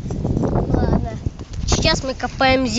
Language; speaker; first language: Russian; non-native, local second language; Kazakh